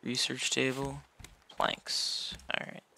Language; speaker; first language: English; native; English